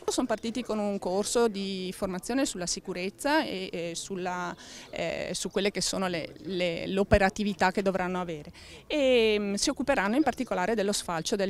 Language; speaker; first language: Italian; native; Italian